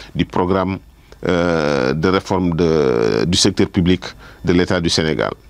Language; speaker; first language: French; non-native, local second language; Wolof